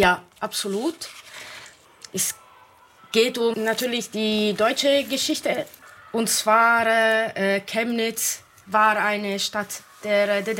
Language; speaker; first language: German; non-native, fluent; Italian